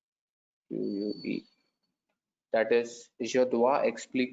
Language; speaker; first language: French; non-native, learner; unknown